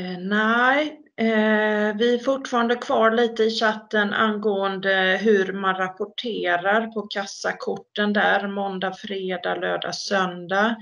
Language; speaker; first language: Swedish; native; Swedish